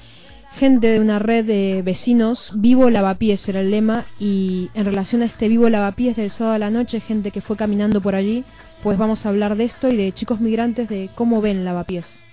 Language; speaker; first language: Spanish; native; Spanish